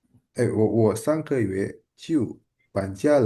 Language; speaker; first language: Chinese; non-native, learner; Indonesian